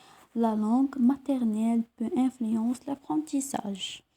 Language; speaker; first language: French; non-native, local second language; Arabic